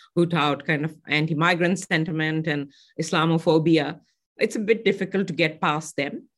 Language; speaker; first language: English; non-native, local second language; Urdu